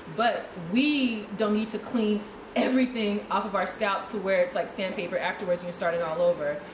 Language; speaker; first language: English; native; English